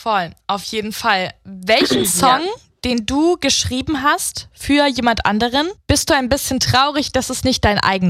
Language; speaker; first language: German; native; German